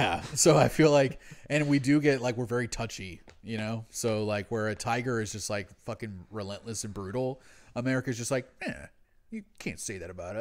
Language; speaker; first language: English; native; English